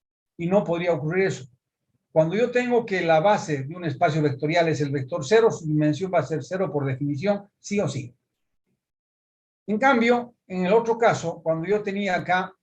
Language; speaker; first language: Spanish; native; Spanish